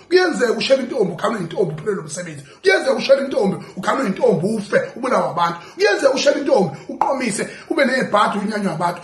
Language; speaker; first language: Zulu; native; Zulu